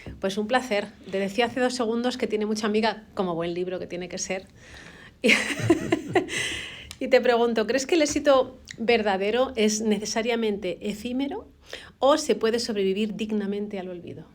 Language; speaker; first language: Spanish; native; Spanish